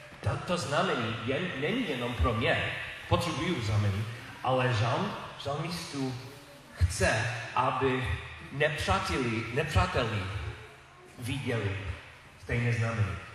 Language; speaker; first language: Czech; non-native, learner; English